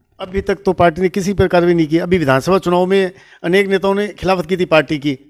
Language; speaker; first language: Hindi; native; Hindi